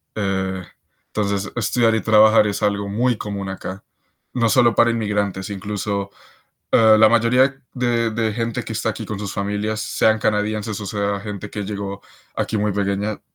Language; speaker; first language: Spanish; native; Spanish